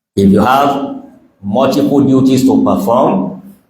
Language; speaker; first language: English; non-native, local second language; Yoruba